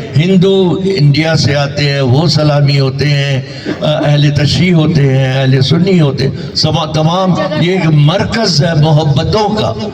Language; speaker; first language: Urdu; non-native, local second language; Sindhi